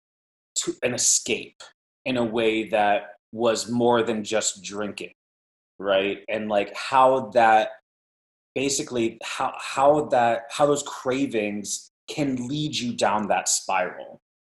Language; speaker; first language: English; native; English